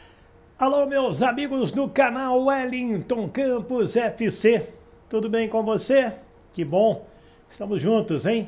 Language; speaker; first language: Portuguese; native; Portuguese